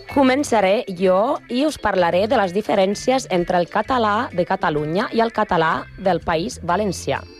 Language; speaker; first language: Catalan; non-native, learner; Spanish